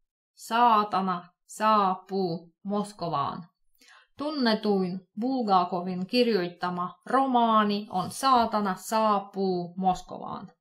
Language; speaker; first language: Finnish; non-native, fluent; Russian